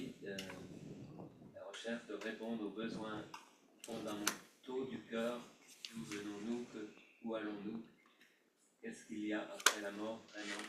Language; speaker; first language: French; native; French